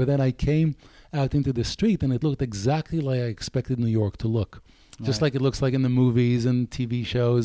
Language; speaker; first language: English; non-native, fluent; Hebrew